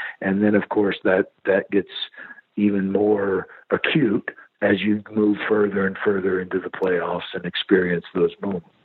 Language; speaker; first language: English; native; English